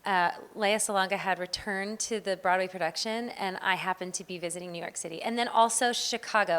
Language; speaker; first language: English; native; English